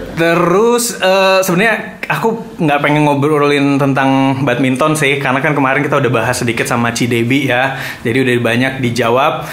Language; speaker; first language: Indonesian; native; Indonesian